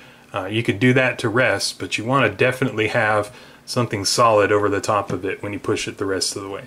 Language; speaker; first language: English; native; English